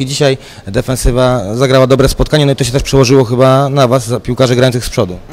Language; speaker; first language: Polish; native; Polish